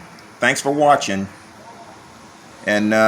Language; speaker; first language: English; native; English